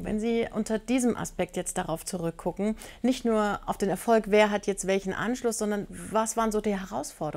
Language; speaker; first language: German; native; German